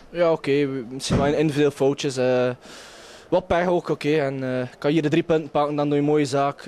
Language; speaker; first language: Dutch; native; Dutch